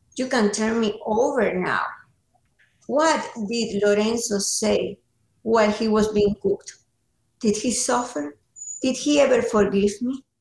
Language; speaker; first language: English; non-native, fluent; Spanish